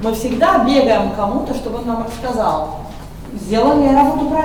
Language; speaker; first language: Russian; native; Russian